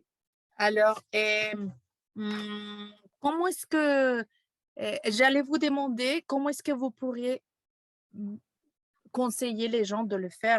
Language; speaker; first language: French; non-native, fluent; Spanish